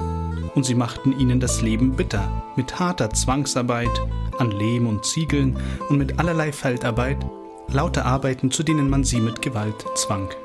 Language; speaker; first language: German; native; German